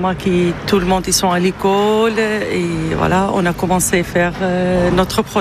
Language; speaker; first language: French; non-native, fluent; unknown